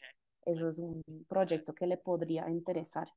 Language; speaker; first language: Spanish; non-native, fluent; Indonesian